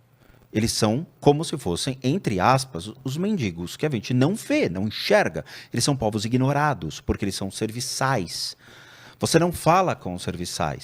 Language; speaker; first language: Portuguese; native; Portuguese